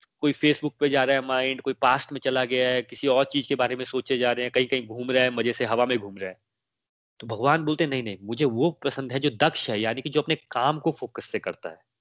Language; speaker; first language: Hindi; native; Hindi